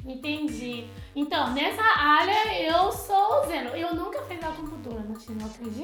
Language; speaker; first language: Portuguese; non-native, fluent; Chinese